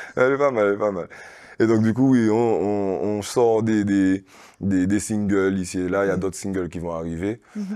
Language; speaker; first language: French; native; French